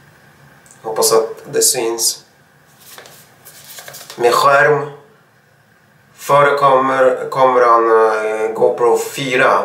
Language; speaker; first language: Swedish; non-native, fluent; Russian